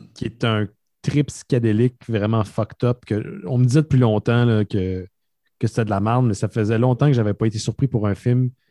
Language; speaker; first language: French; native; French